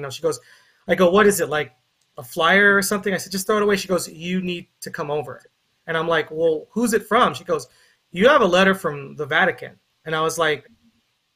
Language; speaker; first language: English; native; English